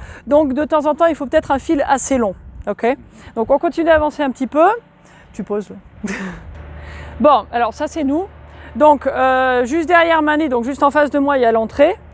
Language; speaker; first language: French; native; French